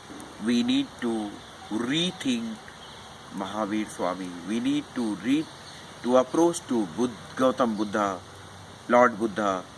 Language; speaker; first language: English; non-native, local second language; Hindi